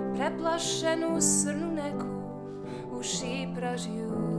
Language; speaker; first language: Icelandic; non-native, fluent; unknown